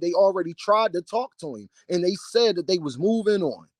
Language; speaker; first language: English; native; English